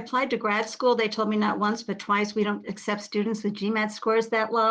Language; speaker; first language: English; native; English